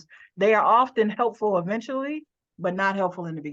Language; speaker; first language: English; native; English